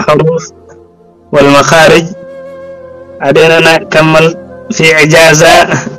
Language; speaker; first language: Arabic; non-native, learner; Oromo